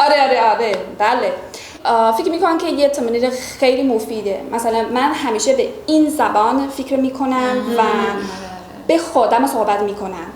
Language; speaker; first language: Persian; non-native, fluent; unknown